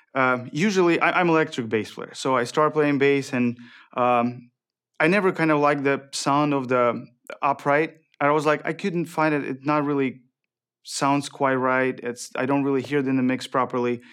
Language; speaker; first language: English; non-native, fluent; Ukrainian